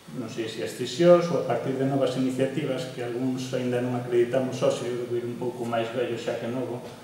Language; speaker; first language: Galician; native; Galician